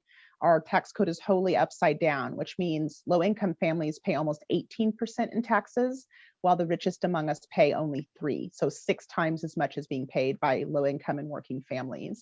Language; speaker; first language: English; native; English